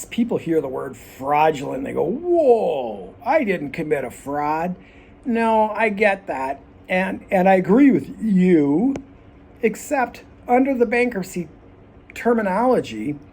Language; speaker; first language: English; native; English